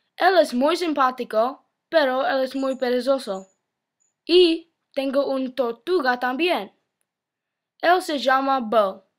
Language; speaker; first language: Spanish; non-native, learner; English